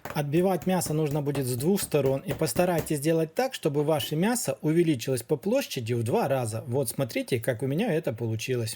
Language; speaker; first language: Russian; native; Russian